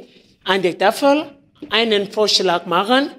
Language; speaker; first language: German; non-native, fluent; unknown